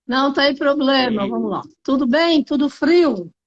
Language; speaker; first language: Portuguese; native; Portuguese